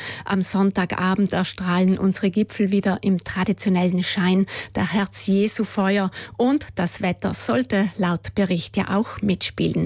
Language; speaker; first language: German; native; German